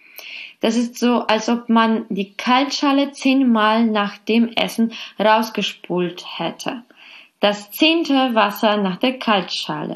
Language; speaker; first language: German; non-native, fluent; Polish